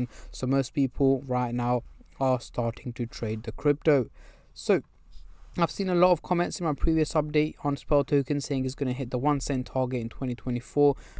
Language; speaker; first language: English; native; English